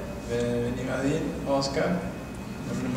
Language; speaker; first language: Turkish; non-native, learner; Spanish